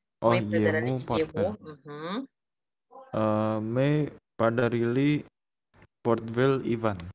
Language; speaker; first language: Russian; non-native, learner; Indonesian